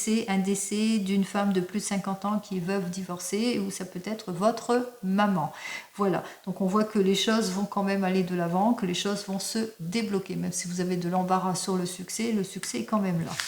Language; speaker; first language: French; native; French